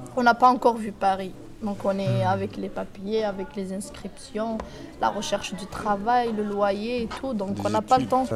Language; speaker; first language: French; non-native, local second language; Kabyle